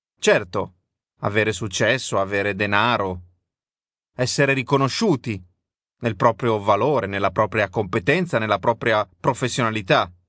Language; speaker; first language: Italian; native; Italian